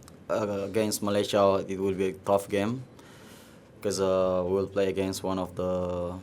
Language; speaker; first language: English; non-native, fluent; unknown